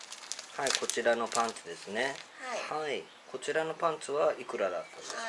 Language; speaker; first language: Japanese; native; Japanese